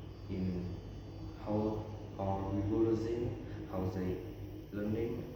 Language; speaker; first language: English; non-native, learner; Vietnamese